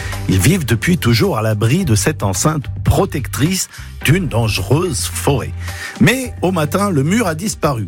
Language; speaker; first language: French; native; French